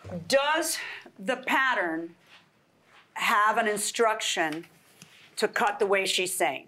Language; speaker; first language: English; early bilingual, other home language; Spanish